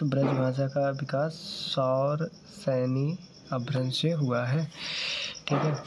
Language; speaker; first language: Hindi; native; Hindi